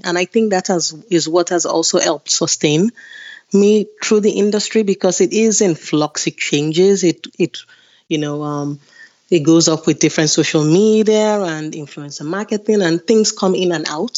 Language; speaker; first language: English; non-native, local second language; Yoruba